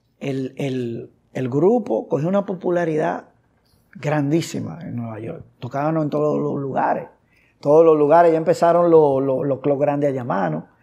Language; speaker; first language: Spanish; native; Spanish